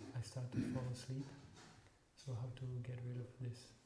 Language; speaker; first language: English; non-native, fluent; Czech